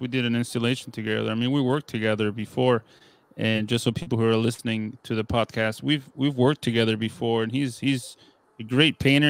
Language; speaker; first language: English; non-native, fluent; Spanish